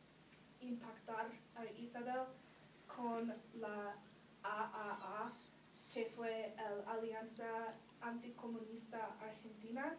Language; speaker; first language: Spanish; non-native, learner; English